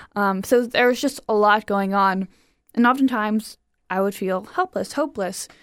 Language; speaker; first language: English; native; English